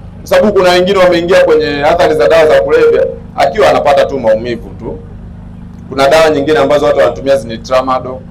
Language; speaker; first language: Swahili; native; Swahili